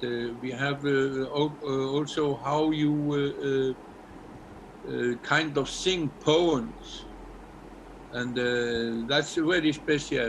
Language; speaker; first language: English; non-native, learner; Icelandic